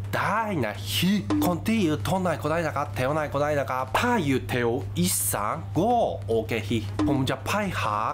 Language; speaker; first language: Thai; non-native, fluent; Japanese